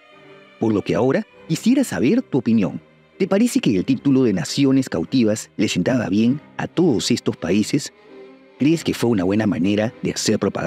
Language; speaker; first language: Spanish; native; Spanish